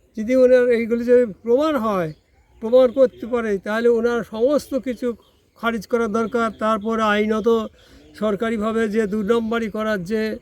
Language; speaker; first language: Bangla; native; Bangla